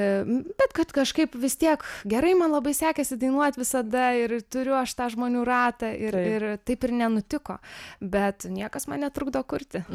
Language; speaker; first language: Lithuanian; native; Lithuanian